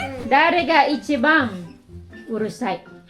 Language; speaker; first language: Japanese; non-native, fluent; Filipino